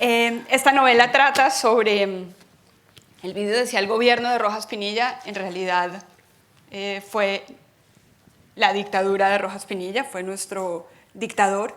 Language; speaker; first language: Spanish; native; Spanish